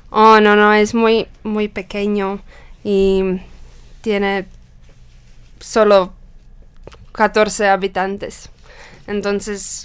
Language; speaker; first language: Spanish; non-native, learner; Czech